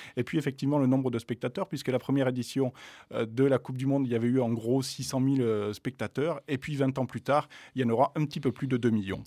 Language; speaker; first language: French; native; French